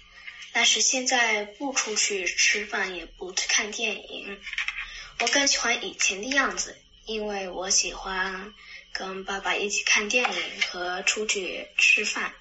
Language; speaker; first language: Chinese; early bilingual, heritage; Chinese